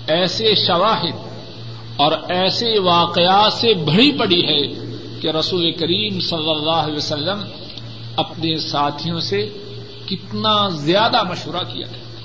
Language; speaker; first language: Urdu; non-native, local second language; Punjabi